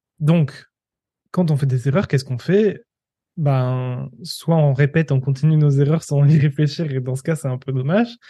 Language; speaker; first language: French; native; French